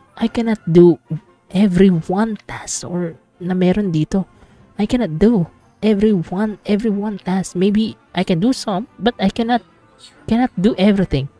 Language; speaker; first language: English; non-native, local second language; Filipino